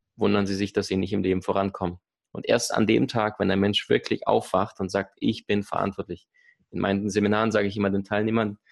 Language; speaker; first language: German; early bilingual, other home language; Russian